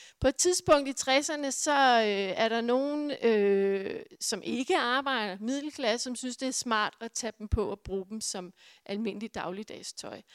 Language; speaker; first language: Danish; native; Danish